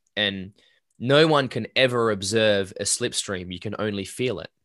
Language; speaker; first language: English; native; English